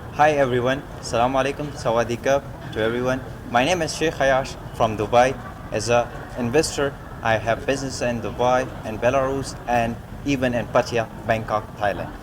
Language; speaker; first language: English; non-native, learner; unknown